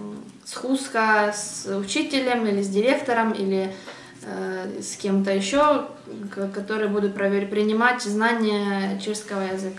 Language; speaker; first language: Russian; native; Russian